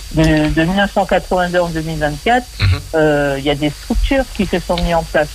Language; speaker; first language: French; early bilingual, other home language; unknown